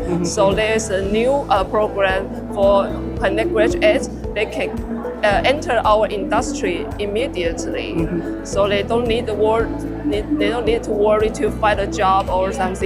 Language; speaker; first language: English; non-native, learner; Chinese